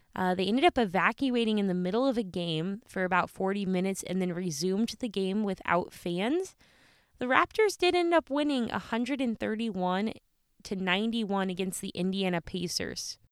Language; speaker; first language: English; native; English